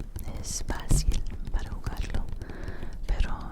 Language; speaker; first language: Spanish; non-native, learner; English